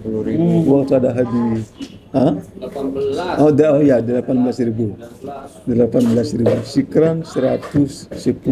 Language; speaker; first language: Indonesian; non-native, learner; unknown